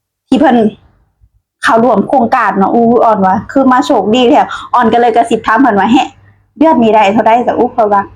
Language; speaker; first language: Thai; non-native, local second language; Lao